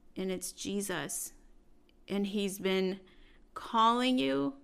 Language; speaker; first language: English; early bilingual, other home language; Spanish